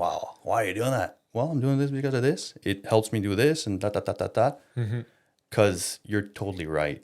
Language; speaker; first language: English; non-native, local second language; French